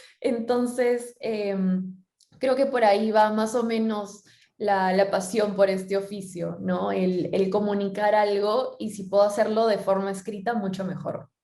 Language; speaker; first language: Spanish; native; Spanish